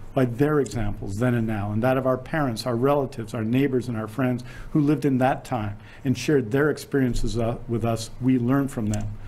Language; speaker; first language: English; native; English